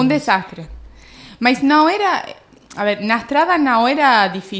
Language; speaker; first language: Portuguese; non-native, learner; Spanish